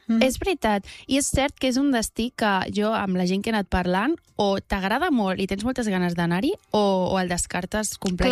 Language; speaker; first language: Catalan; native; Catalan